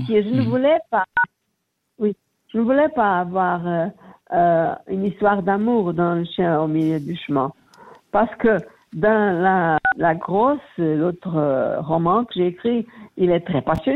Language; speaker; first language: French; non-native, learner; Portuguese